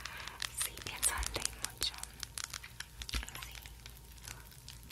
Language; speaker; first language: Spanish; non-native, learner; English